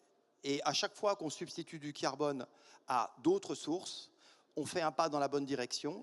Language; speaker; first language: French; native; French